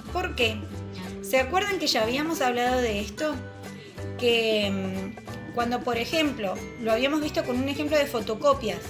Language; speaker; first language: Spanish; native; Spanish